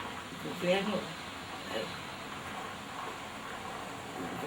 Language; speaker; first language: Portuguese; non-native, fluent; Dutch